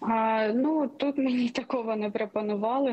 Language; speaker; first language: Ukrainian; non-native, local second language; Russian